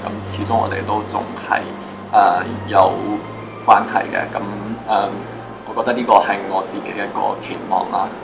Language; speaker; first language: Cantonese; native; Cantonese